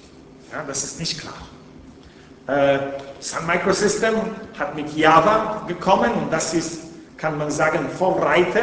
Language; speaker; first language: German; non-native, fluent; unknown